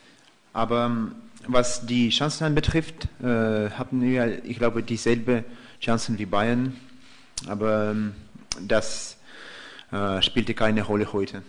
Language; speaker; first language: German; non-native, fluent; Russian